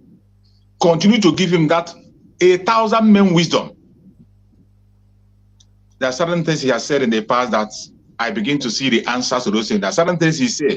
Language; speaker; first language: English; non-native, local second language; Igbo